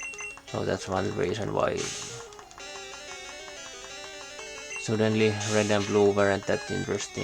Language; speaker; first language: English; non-native, fluent; Finnish